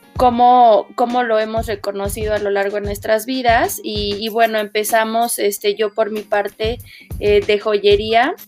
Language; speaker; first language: Spanish; native; Spanish